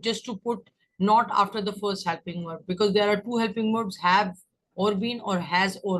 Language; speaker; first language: English; non-native, fluent; Urdu